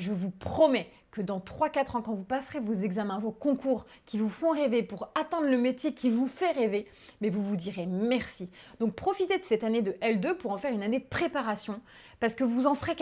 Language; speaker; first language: French; native; French